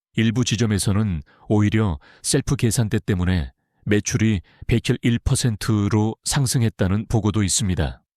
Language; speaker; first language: Korean; non-native, fluent; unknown